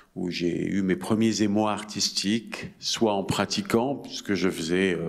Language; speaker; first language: French; native; French